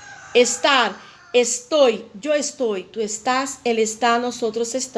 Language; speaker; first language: Spanish; non-native, fluent; Portuguese